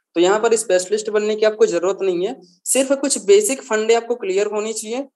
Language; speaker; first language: Hindi; native; Hindi